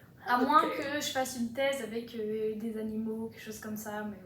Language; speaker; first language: French; native; French